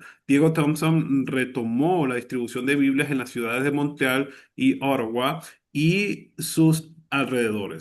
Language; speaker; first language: Spanish; native; Spanish